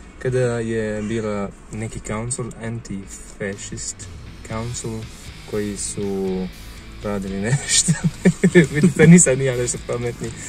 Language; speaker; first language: Serbian; non-native, fluent; Arabic